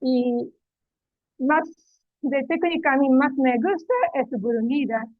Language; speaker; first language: Spanish; non-native, learner; Japanese